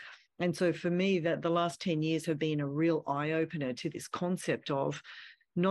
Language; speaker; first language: English; native; English